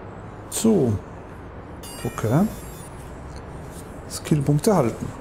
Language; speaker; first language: German; native; German